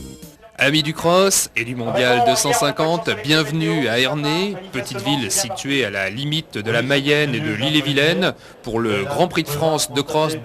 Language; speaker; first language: French; native; French